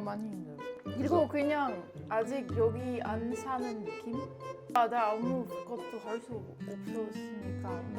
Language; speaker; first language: Korean; non-native, learner; Dutch